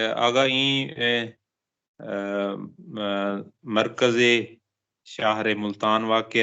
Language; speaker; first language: Persian; non-native, learner; Urdu